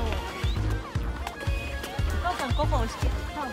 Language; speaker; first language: Japanese; non-native, learner; Filipino